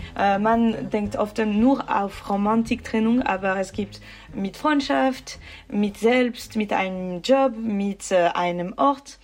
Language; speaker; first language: German; non-native, local second language; French